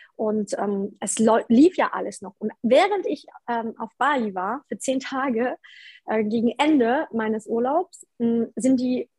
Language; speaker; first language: German; early bilingual, other home language; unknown